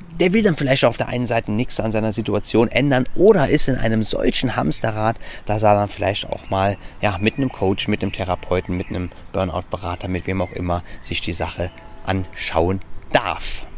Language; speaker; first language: German; native; German